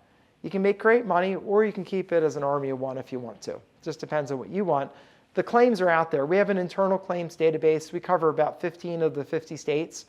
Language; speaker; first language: English; native; English